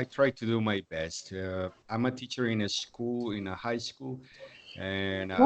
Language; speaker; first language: English; non-native, fluent; Spanish